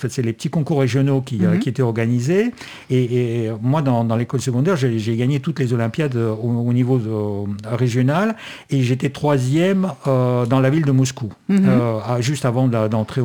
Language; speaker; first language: French; non-native, fluent; Russian